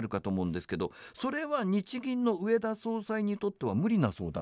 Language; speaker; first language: Japanese; native; Japanese